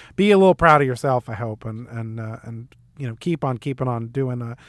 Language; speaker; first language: English; native; English